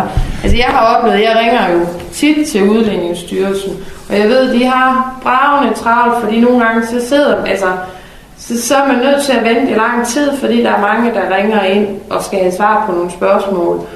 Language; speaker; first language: Danish; native; Danish